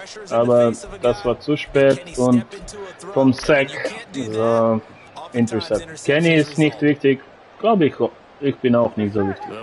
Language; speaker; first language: German; non-native, learner; Russian